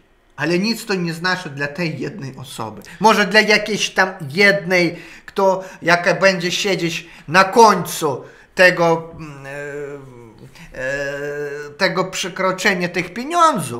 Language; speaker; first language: Polish; non-native, learner; Russian